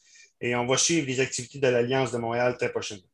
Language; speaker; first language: French; native; French